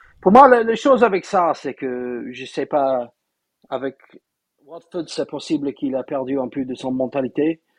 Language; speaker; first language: French; non-native, fluent; English